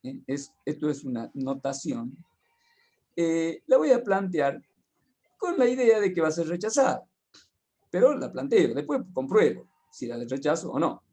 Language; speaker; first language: Spanish; native; Spanish